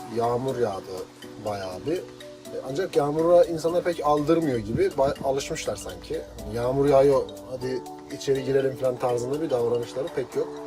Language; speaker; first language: Turkish; native; Turkish